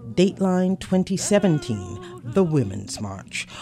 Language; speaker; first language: English; native; English